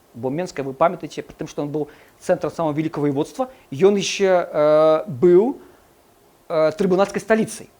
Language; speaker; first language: Belarusian; non-native, local second language; Russian